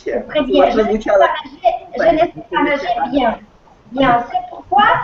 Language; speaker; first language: French; non-native, learner; Russian